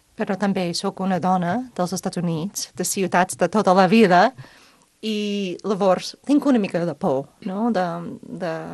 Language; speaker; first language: Catalan; non-native, fluent; English